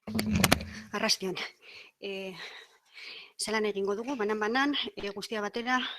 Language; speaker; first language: Basque; non-native, local second language; Spanish